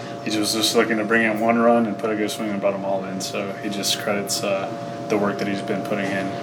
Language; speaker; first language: English; early bilingual, other home language; Spanish